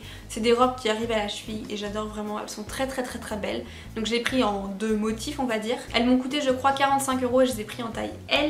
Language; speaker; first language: French; native; French